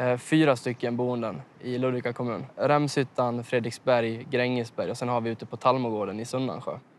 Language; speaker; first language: Swedish; native; Swedish